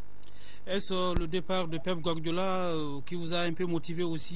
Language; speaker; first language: French; non-native, local second language; Bambara